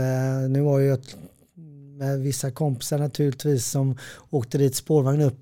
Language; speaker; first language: Swedish; early bilingual, other home language; Serbian